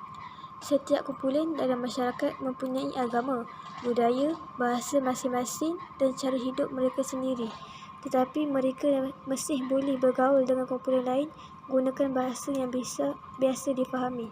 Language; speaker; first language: Malay; native; Malay